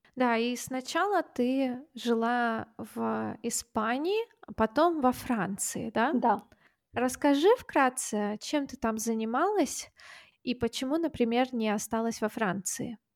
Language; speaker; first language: Russian; native; Russian